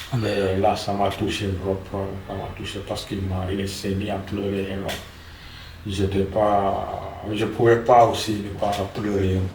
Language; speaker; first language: French; non-native, local second language; Arabic